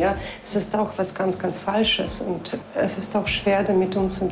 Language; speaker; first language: German; non-native, fluent; Russian